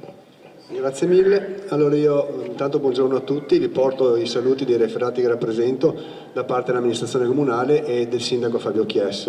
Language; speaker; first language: Italian; native; Italian